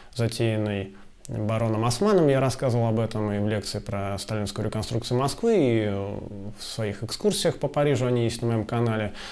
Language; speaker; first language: Russian; native; Russian